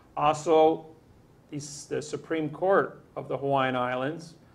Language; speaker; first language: English; native; English